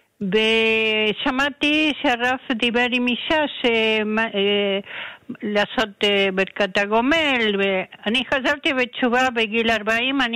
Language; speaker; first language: Hebrew; non-native, fluent; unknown